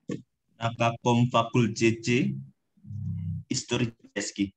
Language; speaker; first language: Russian; non-native, learner; Indonesian